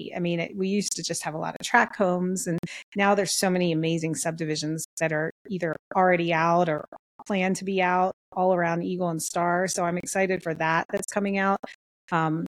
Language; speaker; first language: English; native; English